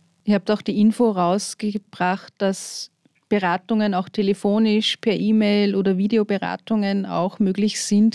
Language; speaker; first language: German; native; German